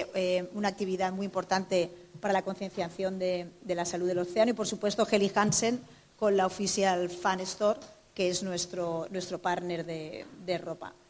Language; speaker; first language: Spanish; native; Spanish